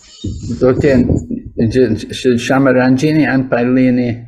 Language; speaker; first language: Chinese; non-native, fluent; English